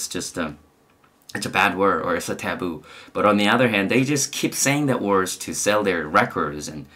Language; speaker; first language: English; non-native, fluent; Korean